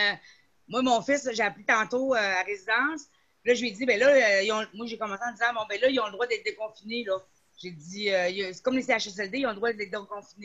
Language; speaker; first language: French; native; French